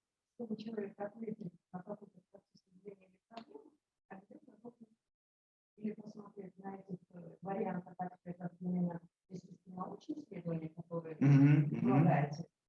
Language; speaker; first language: Russian; non-native, local second language; Kyrgyz